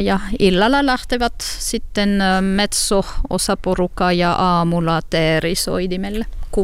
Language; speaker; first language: Finnish; non-native, learner; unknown